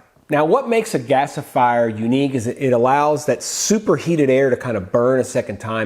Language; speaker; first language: English; native; English